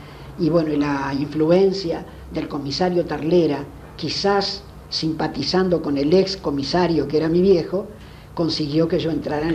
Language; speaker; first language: Spanish; native; Spanish